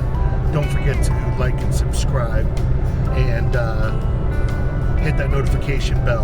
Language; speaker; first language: English; native; English